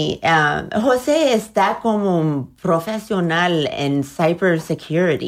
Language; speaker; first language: Spanish; early bilingual, heritage; Spanish